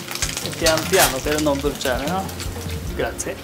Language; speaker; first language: Italian; non-native, learner; Japanese